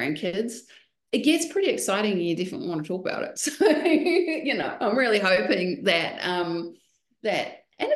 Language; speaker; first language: English; native; English